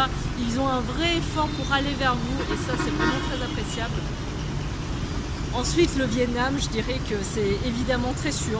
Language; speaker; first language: French; native; French